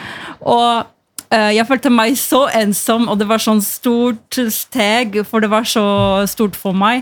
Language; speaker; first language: Norwegian; non-native, fluent; Polish